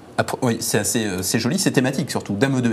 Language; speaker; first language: French; native; French